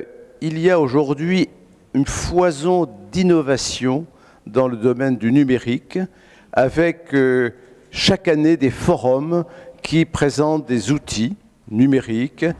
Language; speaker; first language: French; native; French